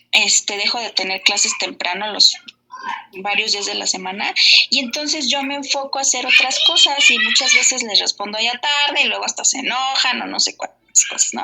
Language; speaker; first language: Spanish; native; Spanish